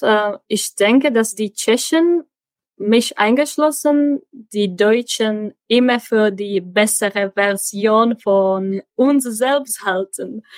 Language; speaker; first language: German; non-native, learner; Czech